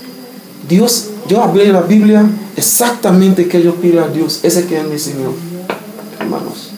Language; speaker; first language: Spanish; non-native, learner; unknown